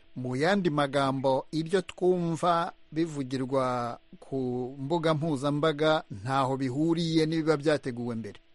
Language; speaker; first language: Kinyarwanda; native; Kinyarwanda